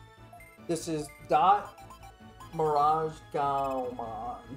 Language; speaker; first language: English; native; English